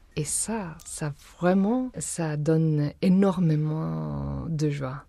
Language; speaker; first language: French; non-native, fluent; Spanish